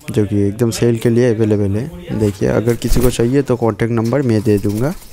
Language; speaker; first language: Hindi; non-native, local second language; Bangla